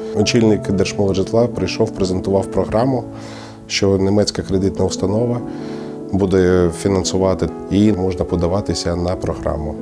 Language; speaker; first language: Ukrainian; native; Ukrainian